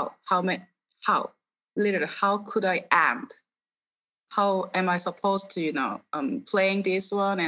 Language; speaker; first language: English; non-native, fluent; Korean